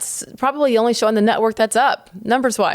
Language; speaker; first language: English; native; English